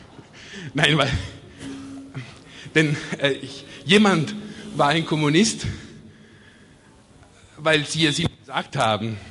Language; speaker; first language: German; non-native, fluent; Italian